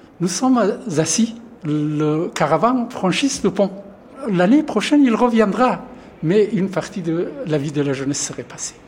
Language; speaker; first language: French; non-native, fluent; Pashto